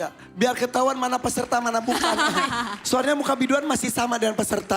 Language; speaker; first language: Indonesian; native; Indonesian